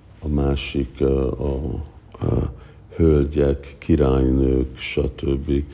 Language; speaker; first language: Hungarian; early bilingual, heritage; Hungarian